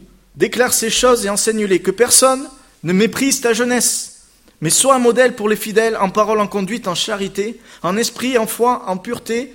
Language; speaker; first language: French; native; French